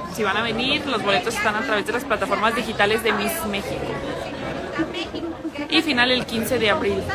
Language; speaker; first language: Spanish; native; Spanish